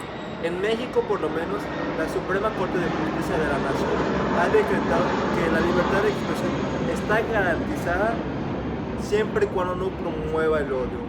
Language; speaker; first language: Spanish; native; Spanish